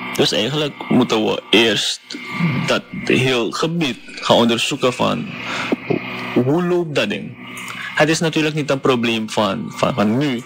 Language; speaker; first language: Dutch; non-native, fluent; Chinese